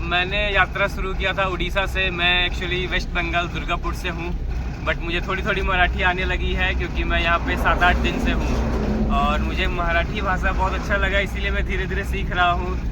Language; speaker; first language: Hindi; non-native, local second language; Bangla